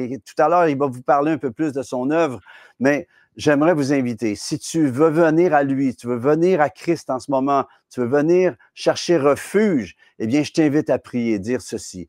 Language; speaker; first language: French; native; French